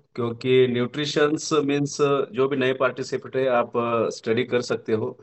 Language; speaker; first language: Hindi; non-native, local second language; Marathi